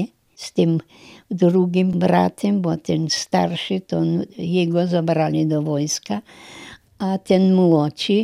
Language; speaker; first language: Polish; non-native, local second language; German